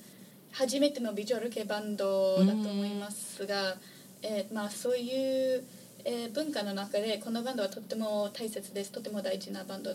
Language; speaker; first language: Japanese; non-native, fluent; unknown